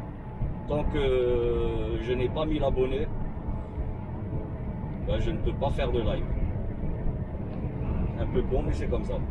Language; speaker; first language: French; native; French